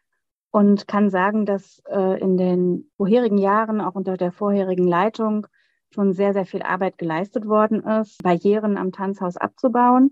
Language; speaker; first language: German; native; German